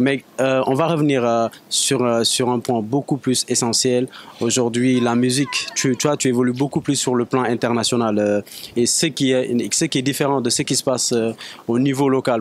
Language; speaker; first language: French; non-native, local second language; Wolof